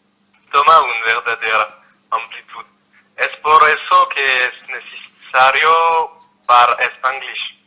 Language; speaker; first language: Spanish; non-native, learner; French